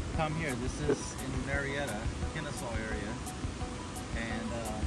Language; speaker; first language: English; native; English